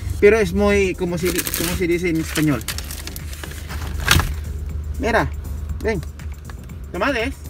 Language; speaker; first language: Spanish; non-native, learner; Filipino